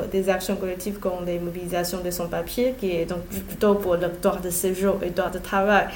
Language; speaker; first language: French; non-native, fluent; Chinese